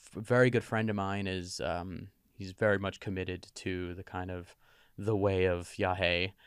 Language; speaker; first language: English; native; English